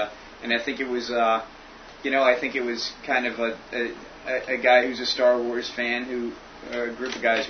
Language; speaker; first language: English; native; English